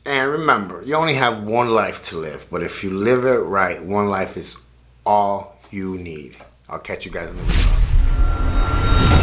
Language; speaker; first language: English; native; English